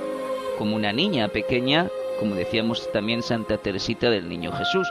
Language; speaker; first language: Spanish; native; Spanish